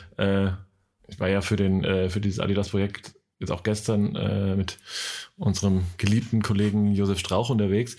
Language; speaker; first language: German; native; German